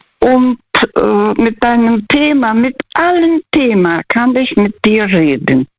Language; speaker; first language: German; non-native, fluent; Russian